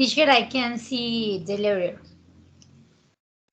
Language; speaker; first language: English; non-native, learner; Spanish